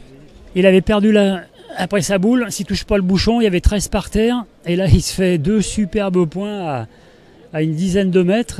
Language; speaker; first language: French; native; French